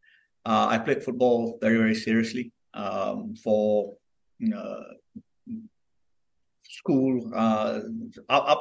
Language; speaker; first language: English; non-native, local second language; Tamil